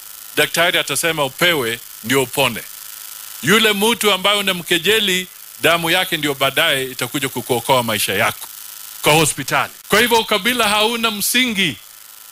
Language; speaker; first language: Swahili; non-native, local second language; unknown